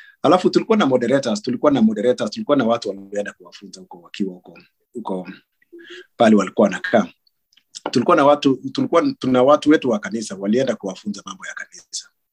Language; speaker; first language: Swahili; non-native, local second language; Kalenjin